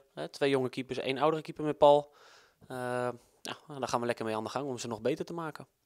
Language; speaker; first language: Dutch; native; Dutch